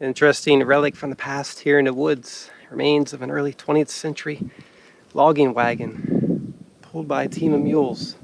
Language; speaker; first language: English; native; English